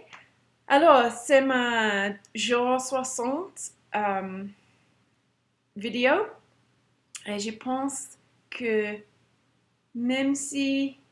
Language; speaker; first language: French; non-native, learner; English